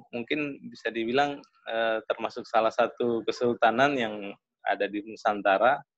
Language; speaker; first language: Indonesian; native; Indonesian